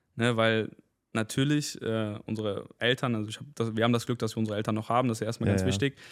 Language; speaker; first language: German; early bilingual, other home language; Spanish